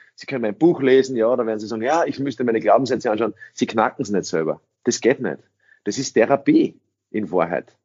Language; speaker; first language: German; early bilingual, other home language; English